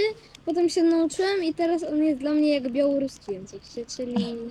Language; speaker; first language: Polish; early bilingual, other home language; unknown